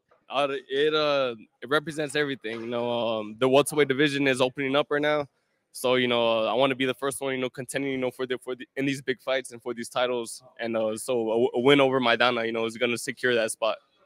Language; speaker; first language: English; early bilingual, other home language; Spanish